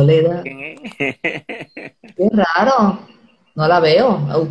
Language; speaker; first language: Spanish; native; Spanish